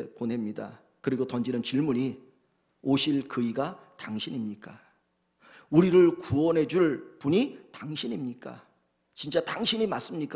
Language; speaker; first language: Korean; native; Korean